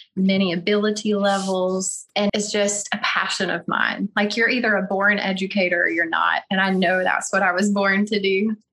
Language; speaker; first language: English; native; English